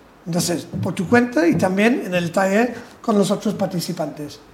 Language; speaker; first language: Spanish; non-native, fluent; English